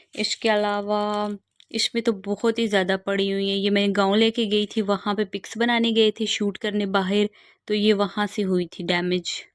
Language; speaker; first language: Urdu; non-native, local second language; Punjabi